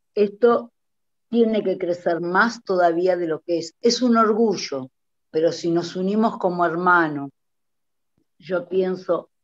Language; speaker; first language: Spanish; non-native, fluent; Italian